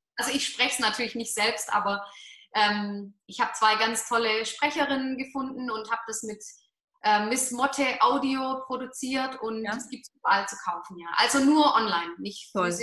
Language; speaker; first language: German; native; German